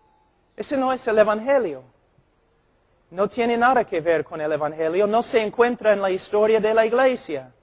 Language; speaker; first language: Spanish; non-native, fluent; English